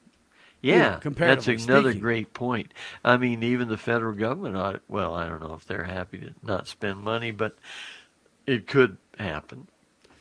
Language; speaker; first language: English; native; English